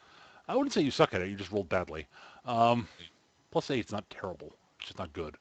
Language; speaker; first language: English; native; English